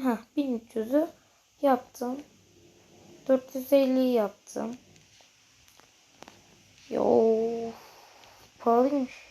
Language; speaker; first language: Turkish; native; Turkish